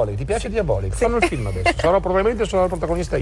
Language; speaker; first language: Italian; native; Italian